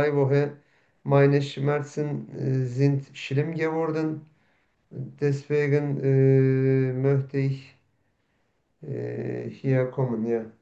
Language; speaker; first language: German; non-native, learner; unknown